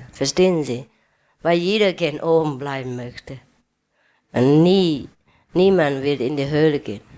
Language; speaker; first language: German; non-native, learner; Vietnamese